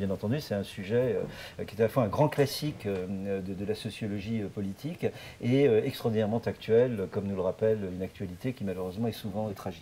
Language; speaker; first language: French; native; French